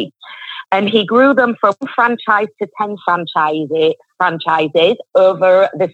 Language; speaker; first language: English; native; English